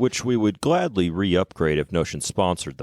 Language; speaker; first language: English; native; English